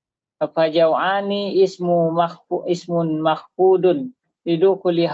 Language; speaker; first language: Arabic; non-native, learner; Indonesian